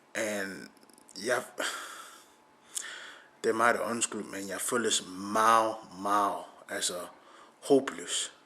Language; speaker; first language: Danish; non-native, learner; English